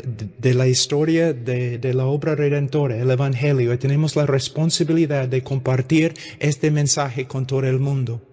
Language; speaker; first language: Spanish; non-native, fluent; English